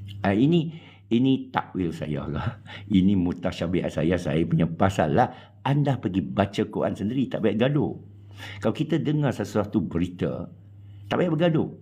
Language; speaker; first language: Malay; non-native, local second language; Chinese